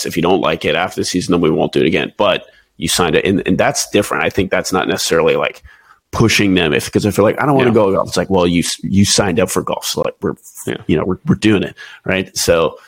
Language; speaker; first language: English; native; English